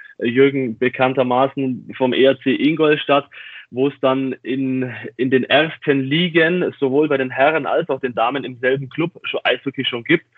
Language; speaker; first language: German; native; German